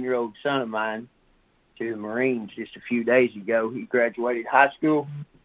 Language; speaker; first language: English; native; English